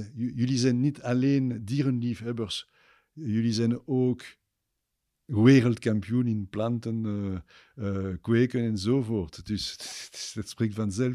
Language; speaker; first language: Dutch; non-native, fluent; French